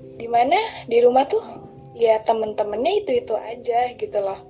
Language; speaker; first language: Indonesian; non-native, local second language; Sundanese